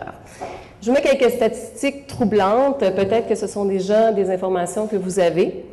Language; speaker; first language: French; native; French